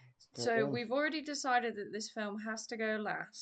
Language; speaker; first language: English; native; English